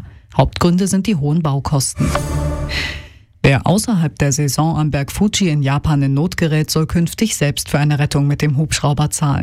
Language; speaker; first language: German; native; German